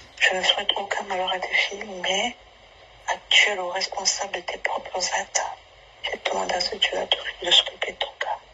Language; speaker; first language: French; non-native, local second language; Basaa